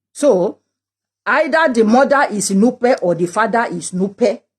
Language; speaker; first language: English; non-native, local second language; Yoruba